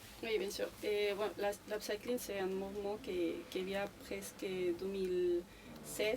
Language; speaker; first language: French; non-native, fluent; Spanish